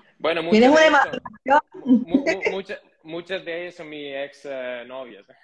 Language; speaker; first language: Spanish; non-native, fluent; Italian